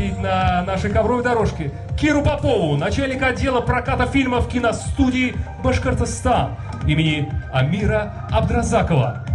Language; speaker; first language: Russian; native; Russian